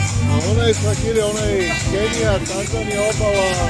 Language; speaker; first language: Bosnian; non-native, learner; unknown